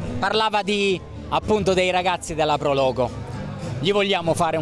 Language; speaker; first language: Italian; native; Italian